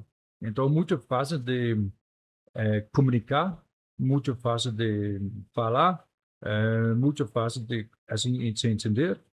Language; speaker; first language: Portuguese; non-native, fluent; Danish